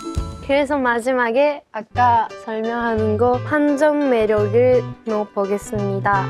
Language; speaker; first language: Korean; non-native, learner; Japanese